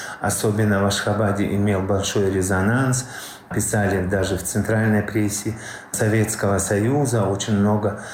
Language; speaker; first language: Russian; non-native, local second language; Tajik